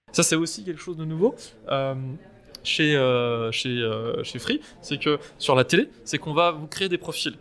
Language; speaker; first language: French; native; French